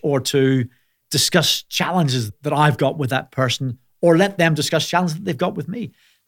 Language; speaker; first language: English; native; English